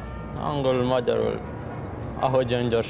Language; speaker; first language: Hungarian; non-native, learner; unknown